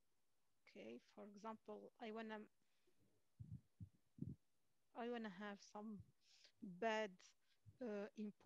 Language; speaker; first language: English; non-native, fluent; Arabic